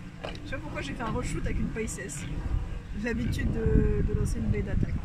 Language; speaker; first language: French; native; French